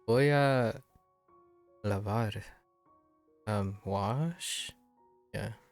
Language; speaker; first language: Spanish; non-native, learner; English